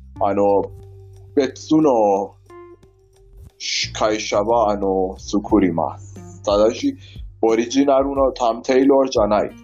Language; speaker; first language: Japanese; non-native, learner; Persian